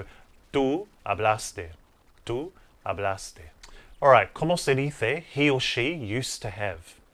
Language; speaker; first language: Spanish; non-native, fluent; English